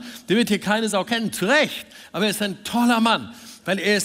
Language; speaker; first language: German; native; German